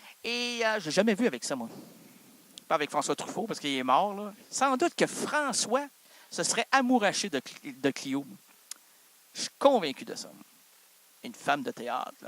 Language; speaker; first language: French; native; French